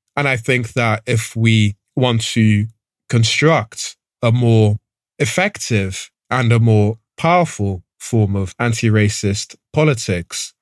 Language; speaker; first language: English; early bilingual, other home language; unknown